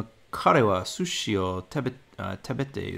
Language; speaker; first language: Japanese; non-native, learner; English